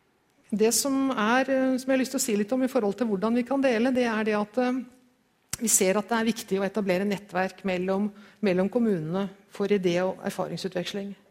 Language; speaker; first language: Norwegian; native; Norwegian